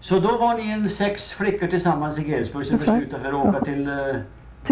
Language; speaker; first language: Swedish; native; Swedish